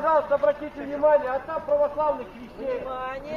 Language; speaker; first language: Russian; native; Russian